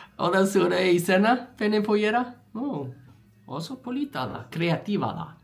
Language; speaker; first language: Basque; non-native, learner; English